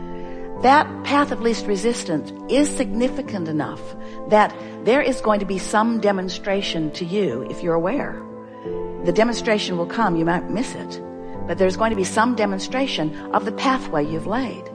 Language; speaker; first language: English; native; English